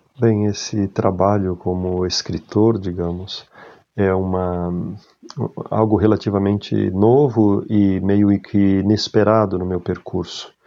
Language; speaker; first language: Portuguese; native; Portuguese